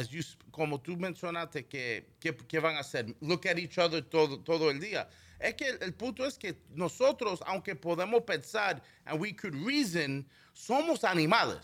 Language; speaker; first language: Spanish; early bilingual, heritage; Spanish